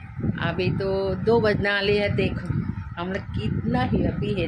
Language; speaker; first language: Hindi; non-native, local second language; Assamese